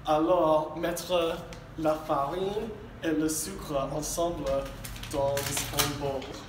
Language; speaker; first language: French; non-native, learner; English